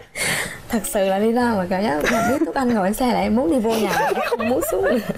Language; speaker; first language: Vietnamese; native; Vietnamese